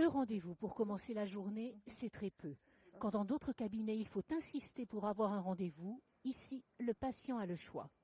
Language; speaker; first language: French; native; French